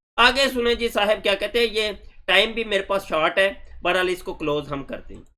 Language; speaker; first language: Urdu; non-native, local second language; Punjabi